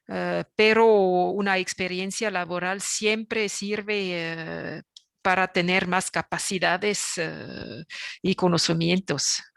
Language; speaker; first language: Spanish; non-native, fluent; French